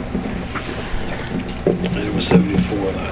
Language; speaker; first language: English; native; English